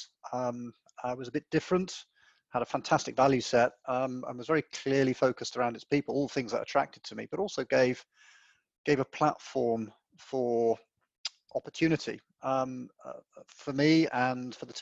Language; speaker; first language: English; native; English